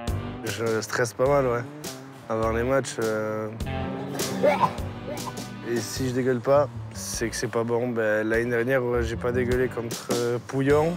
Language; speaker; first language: French; native; French